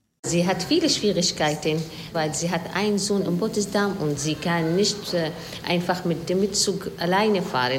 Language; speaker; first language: German; non-native, learner; Arabic